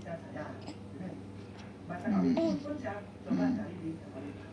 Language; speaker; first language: Indonesian; non-native, local second language; Balinese